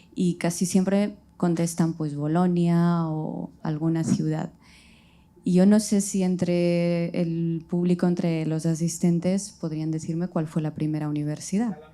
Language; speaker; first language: Spanish; early bilingual, other home language; Riffian